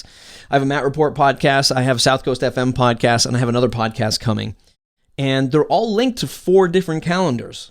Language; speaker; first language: English; native; English